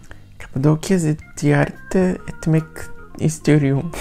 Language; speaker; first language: Turkish; non-native, learner; Portuguese